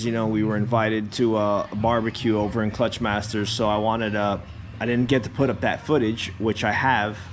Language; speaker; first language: English; native; English